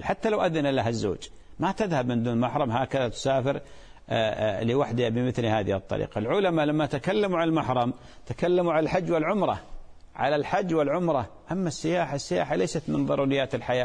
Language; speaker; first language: Arabic; native; Arabic